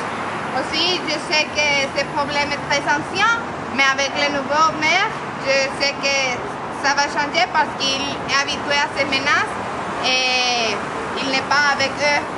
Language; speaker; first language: French; non-native, learner; Spanish